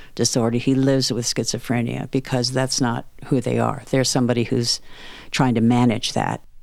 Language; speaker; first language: English; native; English